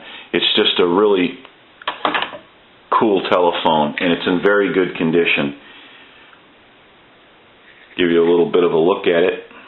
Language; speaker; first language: English; native; English